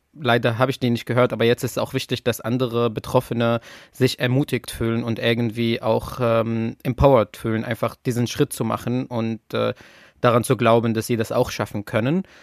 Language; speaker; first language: German; non-native, fluent; Arabic